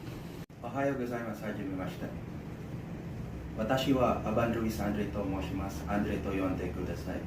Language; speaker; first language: Japanese; non-native, learner; Filipino